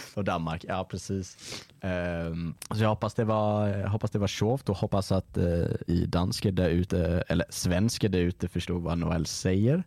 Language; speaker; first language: Swedish; native; Swedish